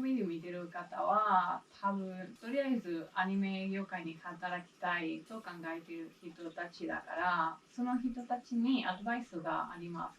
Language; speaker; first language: Japanese; non-native, learner; English